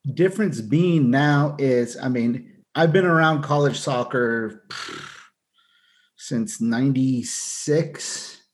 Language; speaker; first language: English; native; English